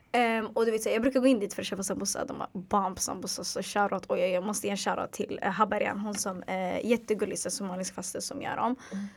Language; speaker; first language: Swedish; early bilingual, other home language; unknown